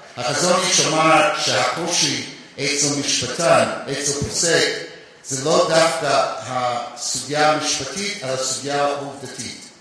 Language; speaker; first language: Hebrew; non-native, fluent; English